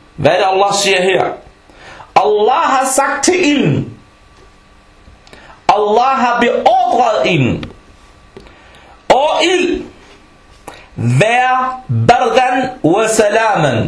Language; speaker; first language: Danish; early bilingual, other home language; Arabic